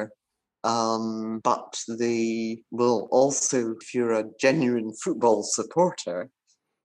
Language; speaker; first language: English; native; English